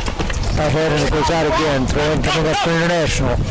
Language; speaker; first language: English; native; English